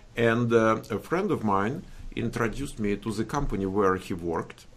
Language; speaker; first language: English; non-native, fluent; Russian